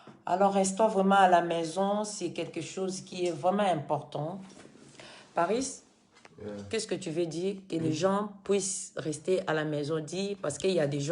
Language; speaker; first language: French; non-native, fluent; Lingala